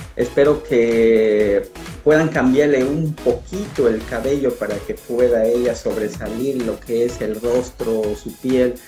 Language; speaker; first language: Spanish; native; Spanish